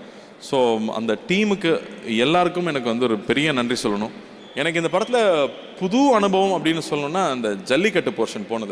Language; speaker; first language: Tamil; native; Tamil